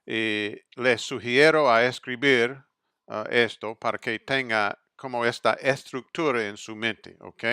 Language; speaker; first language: Spanish; non-native, fluent; English